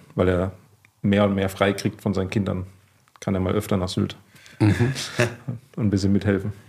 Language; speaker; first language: German; native; German